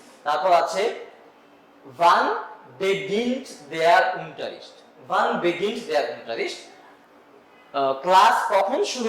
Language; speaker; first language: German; non-native, fluent; Bangla